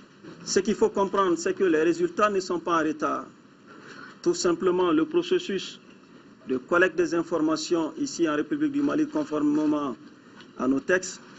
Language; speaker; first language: French; non-native, local second language; Bambara